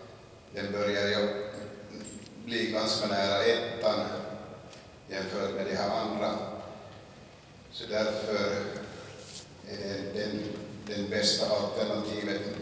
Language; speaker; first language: Swedish; non-native, local second language; Finnish